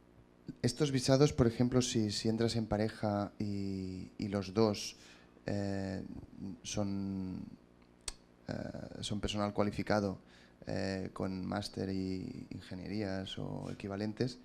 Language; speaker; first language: Spanish; non-native, local second language; Catalan